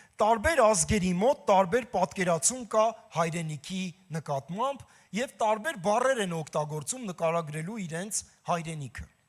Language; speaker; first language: Armenian; native; Armenian